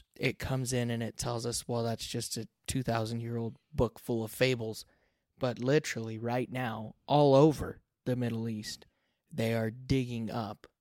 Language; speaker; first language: English; native; English